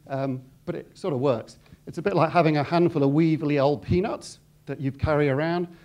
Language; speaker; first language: English; native; English